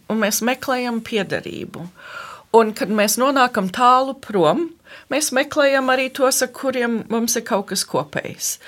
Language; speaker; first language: Latvian; early bilingual, heritage; Latvian